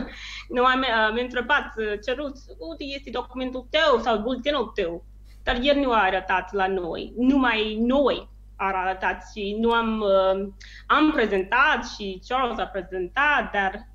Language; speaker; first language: Romanian; non-native, learner; English